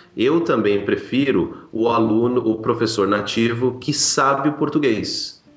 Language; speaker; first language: Portuguese; native; Portuguese